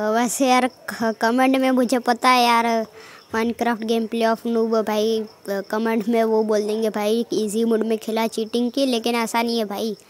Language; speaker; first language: Hindi; non-native, local second language; Gujarati